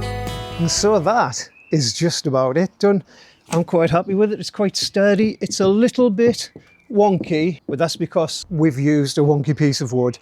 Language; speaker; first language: English; native; English